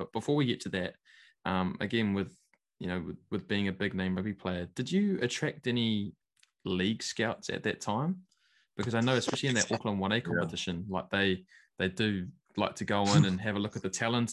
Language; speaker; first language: English; native; English